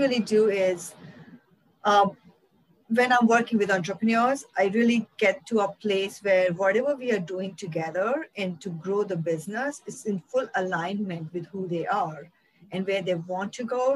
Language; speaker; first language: English; non-native, local second language; Hindi